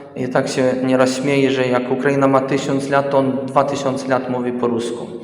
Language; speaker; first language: Polish; early bilingual, heritage; Polish